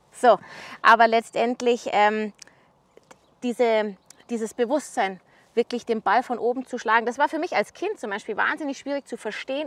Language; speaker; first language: German; native; German